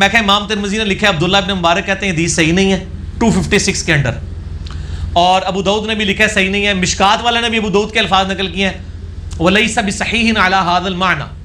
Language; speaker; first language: Urdu; non-native, local second language; Punjabi